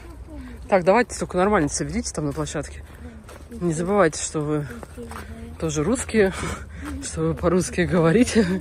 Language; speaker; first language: Russian; native; Russian